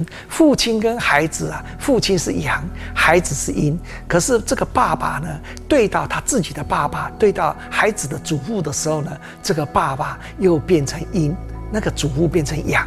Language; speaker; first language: Chinese; native; Chinese